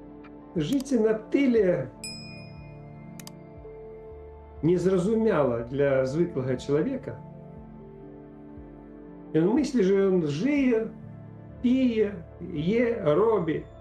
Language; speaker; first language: Polish; non-native, fluent; Ukrainian